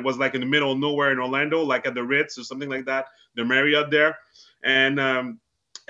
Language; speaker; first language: English; native; English